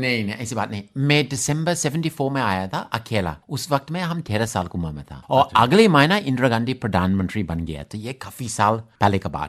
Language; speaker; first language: Hindi; non-native, fluent; English